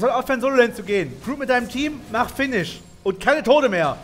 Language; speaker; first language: German; native; German